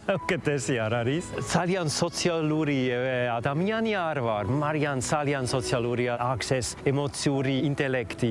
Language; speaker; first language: Georgian; non-native, learner; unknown